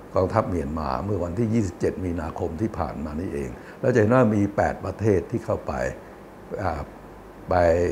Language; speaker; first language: Thai; native; Thai